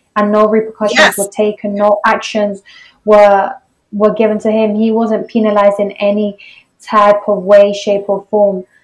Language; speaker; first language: English; native; English